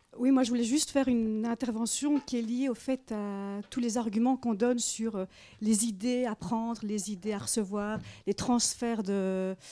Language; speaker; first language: French; native; French